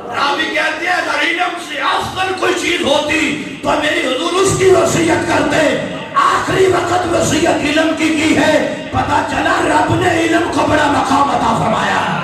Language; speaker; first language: Urdu; non-native, local second language; Punjabi